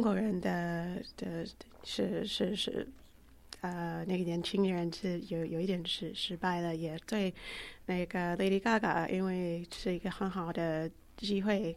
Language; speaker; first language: Chinese; non-native, fluent; English